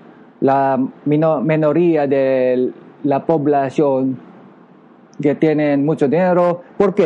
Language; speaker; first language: Spanish; non-native, learner; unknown